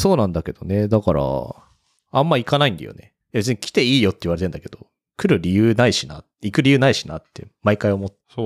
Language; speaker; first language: Japanese; native; Japanese